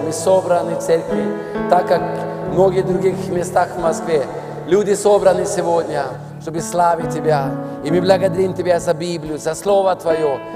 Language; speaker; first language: Russian; non-native, learner; Norwegian